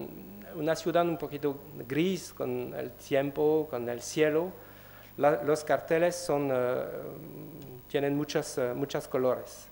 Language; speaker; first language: Spanish; non-native, learner; French